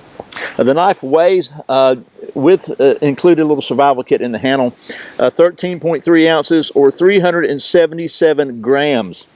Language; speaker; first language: English; native; English